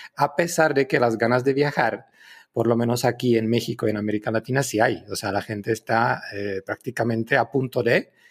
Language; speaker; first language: Spanish; non-native, fluent; Czech